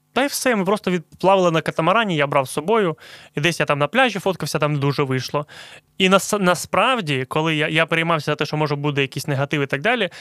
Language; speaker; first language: Ukrainian; non-native, local second language; Russian